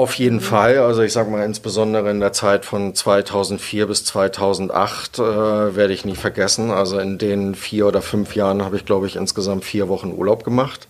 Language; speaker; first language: German; native; German